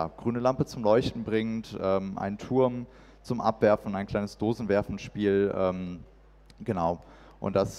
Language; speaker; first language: German; native; German